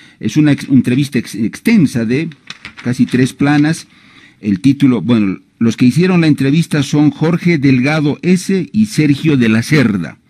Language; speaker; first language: Spanish; native; Spanish